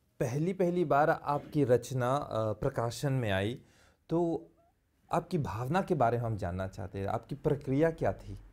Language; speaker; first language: Hindi; early bilingual, heritage; Hindi